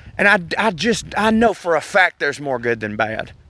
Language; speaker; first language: English; native; English